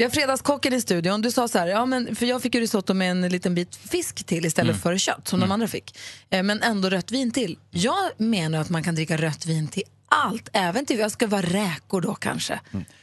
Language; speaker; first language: Swedish; native; Swedish